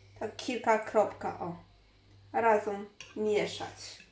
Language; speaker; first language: Polish; non-native, learner; Chinese